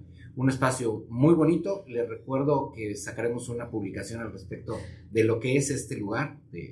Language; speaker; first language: Spanish; native; Spanish